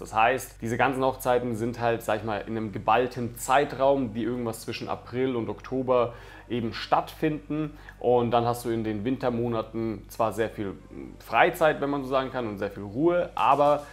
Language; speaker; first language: German; native; German